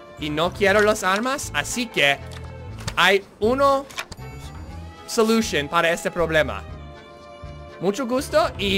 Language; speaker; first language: Spanish; non-native, learner; English